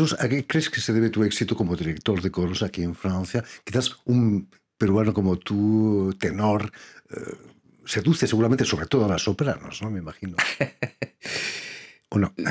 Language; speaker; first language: Spanish; native; Spanish